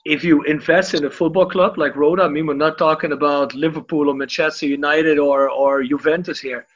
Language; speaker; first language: English; non-native, fluent; Dutch